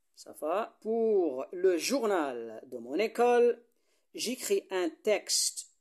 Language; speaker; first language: French; non-native, local second language; Arabic